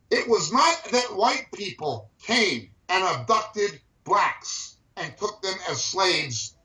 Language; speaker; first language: English; native; English